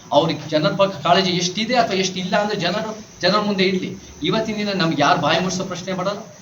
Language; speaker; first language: Kannada; early bilingual, heritage; Kannada